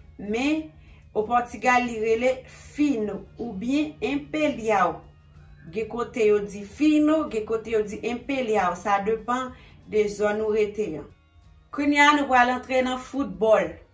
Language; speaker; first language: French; non-native, local second language; Haitian Creole